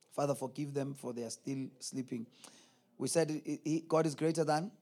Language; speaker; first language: English; non-native, local second language; Zulu